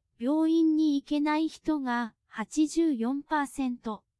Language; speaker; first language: Japanese; non-native, fluent; Cantonese